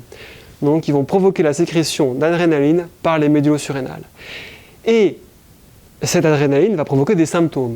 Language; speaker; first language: French; native; French